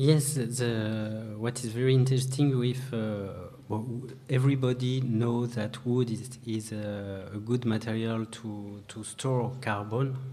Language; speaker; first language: English; non-native, learner; French